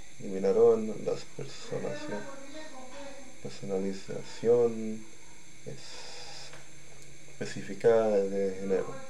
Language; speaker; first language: Spanish; non-native, learner; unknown